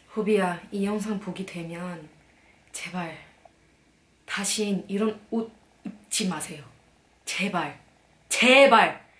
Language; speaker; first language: Korean; non-native, fluent; Arabic